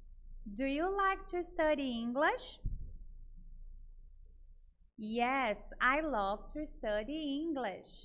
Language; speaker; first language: English; non-native, fluent; Portuguese